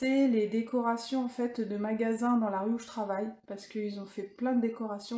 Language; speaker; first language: French; native; French